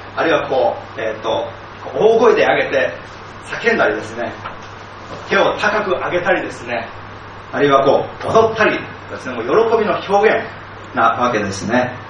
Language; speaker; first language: Japanese; native; Japanese